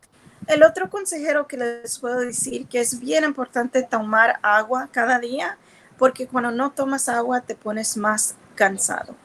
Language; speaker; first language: Spanish; early bilingual, heritage; Spanish